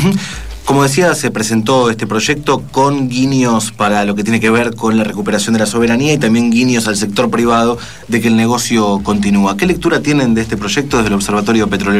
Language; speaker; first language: Spanish; native; Spanish